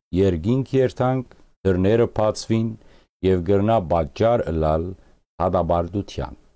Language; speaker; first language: Armenian; early bilingual, heritage; Armenian